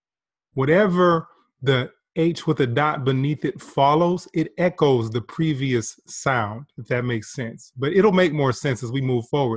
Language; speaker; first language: English; native; English